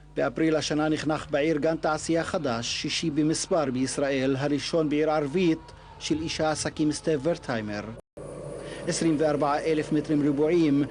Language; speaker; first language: Hebrew; non-native, local second language; Arabic